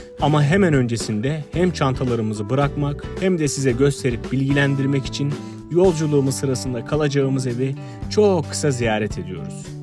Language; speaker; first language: Turkish; native; Turkish